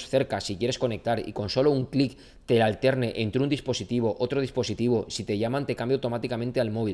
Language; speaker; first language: Spanish; native; Spanish